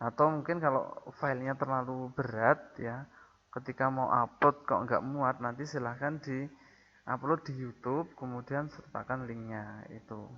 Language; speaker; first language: Indonesian; native; Indonesian